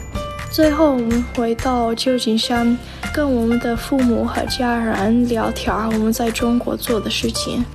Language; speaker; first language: Chinese; non-native, learner; English